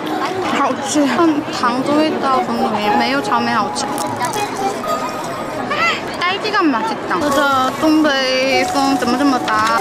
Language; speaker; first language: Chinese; non-native, learner; Korean